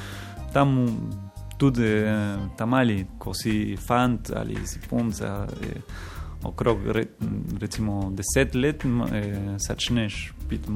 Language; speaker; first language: Slovenian; non-native, learner; Spanish